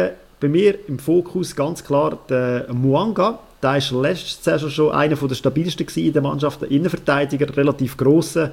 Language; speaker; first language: German; native; German